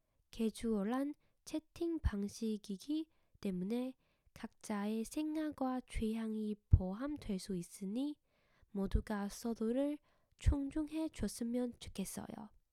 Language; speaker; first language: Korean; non-native, learner; Chinese